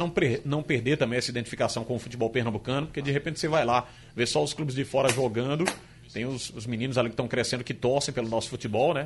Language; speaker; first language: Portuguese; native; Portuguese